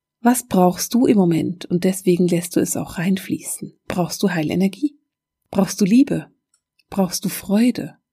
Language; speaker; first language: German; native; German